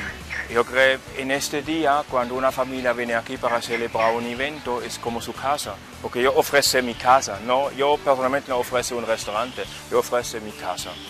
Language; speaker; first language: Spanish; non-native, fluent; German